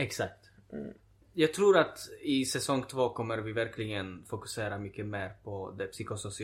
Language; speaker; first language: Swedish; early bilingual, other home language; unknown